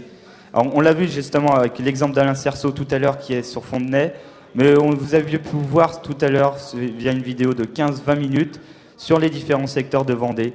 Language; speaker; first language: French; native; French